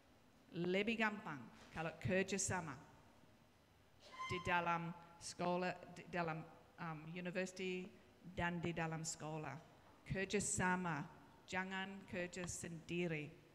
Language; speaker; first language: Indonesian; non-native, learner; English